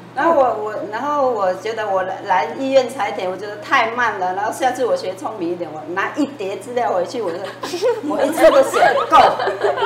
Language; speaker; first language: Chinese; non-native, fluent; Vietnamese